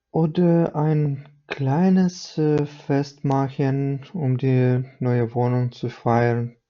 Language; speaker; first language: German; non-native, fluent; Ukrainian